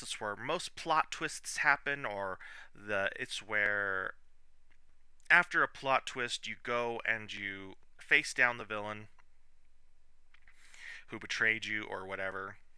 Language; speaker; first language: English; native; English